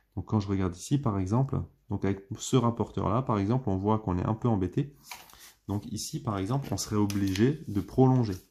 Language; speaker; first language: French; native; French